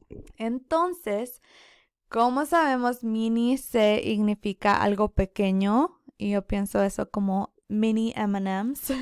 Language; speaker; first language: Spanish; early bilingual, other home language; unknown